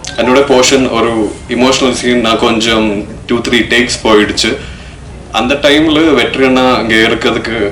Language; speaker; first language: Tamil; non-native, learner; Malayalam